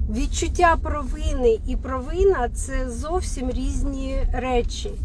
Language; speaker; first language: Ukrainian; non-native, local second language; Russian